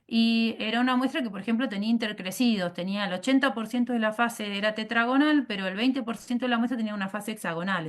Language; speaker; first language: Spanish; native; Spanish